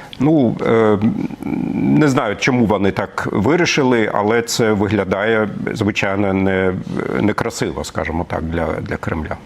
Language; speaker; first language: Ukrainian; non-native, fluent; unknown